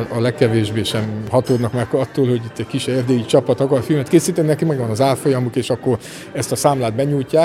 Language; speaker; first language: Hungarian; native; Hungarian